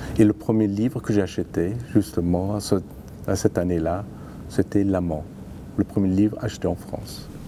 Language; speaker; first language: French; non-native, fluent; Persian